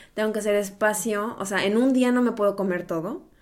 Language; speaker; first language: Spanish; native; Spanish